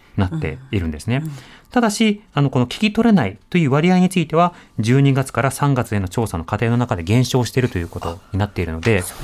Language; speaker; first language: Japanese; native; Japanese